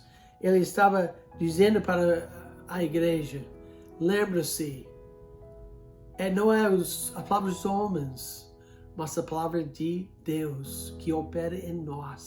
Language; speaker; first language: Portuguese; non-native, fluent; English